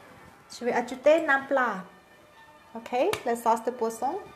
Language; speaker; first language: French; non-native, learner; Thai